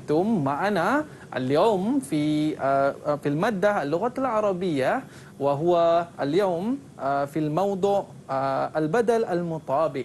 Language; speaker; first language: Arabic; non-native, fluent; Malay